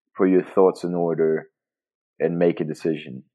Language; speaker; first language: English; non-native, fluent; Portuguese